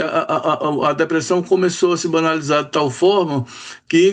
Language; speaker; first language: Portuguese; native; Portuguese